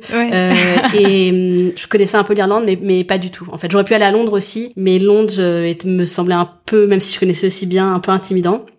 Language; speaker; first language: French; early bilingual, other home language; English